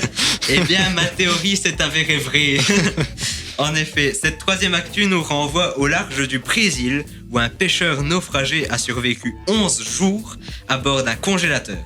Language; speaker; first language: French; native; French